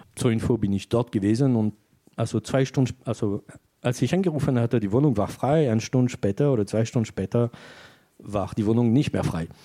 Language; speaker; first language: German; non-native, fluent; French